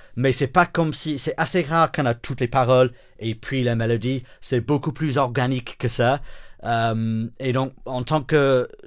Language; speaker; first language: French; non-native, fluent; English